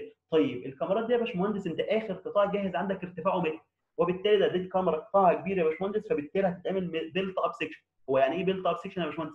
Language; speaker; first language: Arabic; native; Arabic